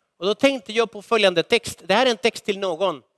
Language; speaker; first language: Swedish; non-native, fluent; Spanish